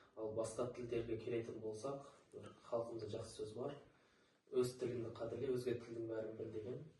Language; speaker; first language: Kazakh; non-native, local second language; Uzbek